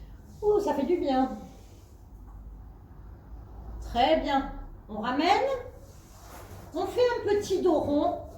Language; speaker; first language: French; native; French